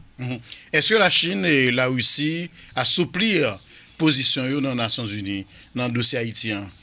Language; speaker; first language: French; non-native, local second language; Haitian Creole